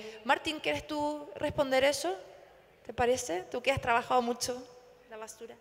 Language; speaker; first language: Spanish; native; Spanish